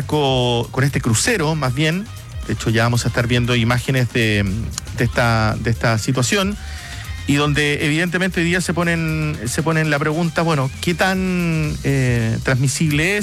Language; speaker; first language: Spanish; native; Spanish